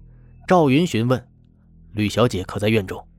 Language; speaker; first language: Chinese; native; Chinese